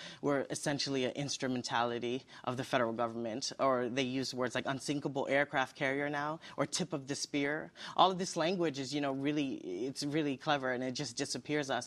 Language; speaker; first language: English; native; English